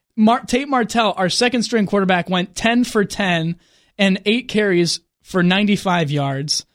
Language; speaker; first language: English; native; English